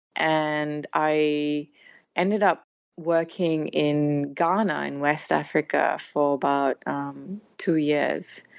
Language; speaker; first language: English; native; English